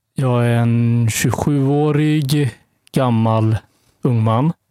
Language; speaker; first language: Swedish; native; Swedish